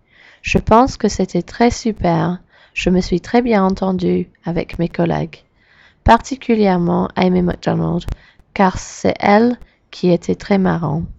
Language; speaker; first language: French; non-native, learner; English